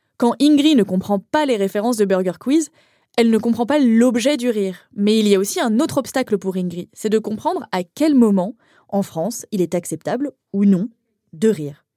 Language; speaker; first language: French; native; French